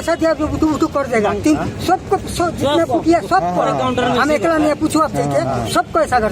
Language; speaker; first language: Hindi; non-native, local second language; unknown